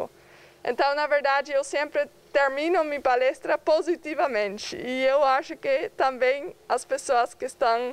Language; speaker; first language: Portuguese; non-native, fluent; Dutch